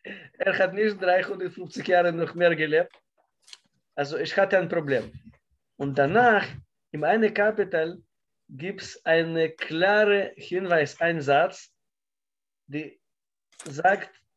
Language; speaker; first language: German; non-native, learner; Russian